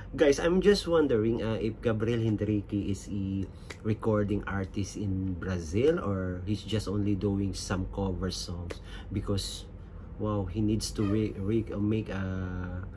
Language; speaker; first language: English; non-native, local second language; Filipino